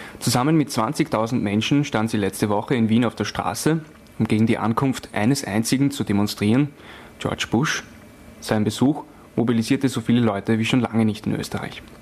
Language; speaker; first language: German; native; German